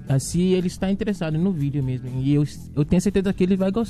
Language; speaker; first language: Portuguese; non-native, fluent; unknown